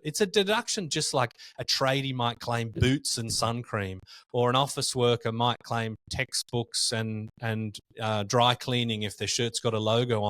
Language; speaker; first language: English; native; English